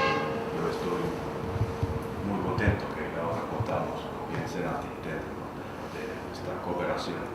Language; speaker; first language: Spanish; non-native, fluent; Finnish